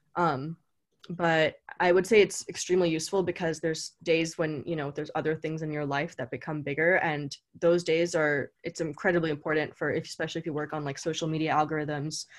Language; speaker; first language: English; native; English